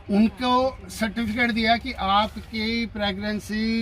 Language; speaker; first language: Hindi; non-native, local second language; Punjabi